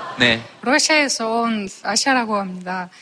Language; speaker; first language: Korean; non-native, learner; Russian